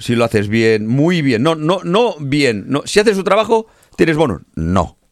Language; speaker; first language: Spanish; non-native, local second language; Catalan